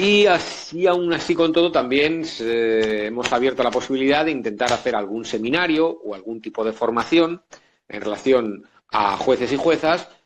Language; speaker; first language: Spanish; native; Spanish